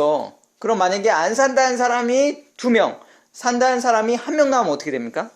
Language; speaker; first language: Korean; native; Korean